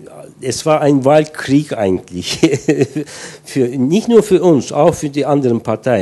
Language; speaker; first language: German; non-native, fluent; Turkish